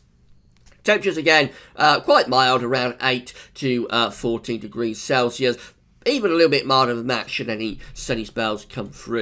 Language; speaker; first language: English; native; English